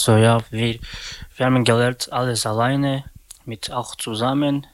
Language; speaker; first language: German; non-native, learner; Romany